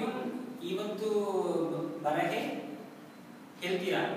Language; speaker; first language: Kannada; non-native, learner; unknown